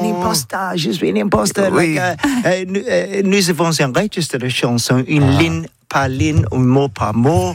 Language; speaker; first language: French; non-native, learner; English